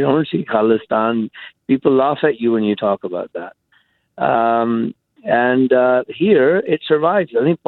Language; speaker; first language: English; non-native, local second language; Punjabi